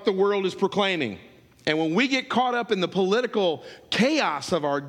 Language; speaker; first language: English; native; English